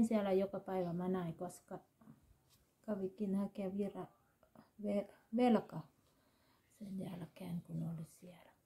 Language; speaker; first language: Finnish; non-native, learner; Thai